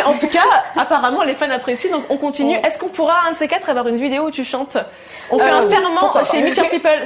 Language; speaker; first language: French; native; French